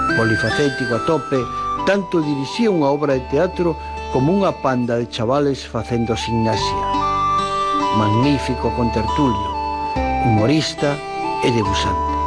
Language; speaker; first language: Galician; native; Galician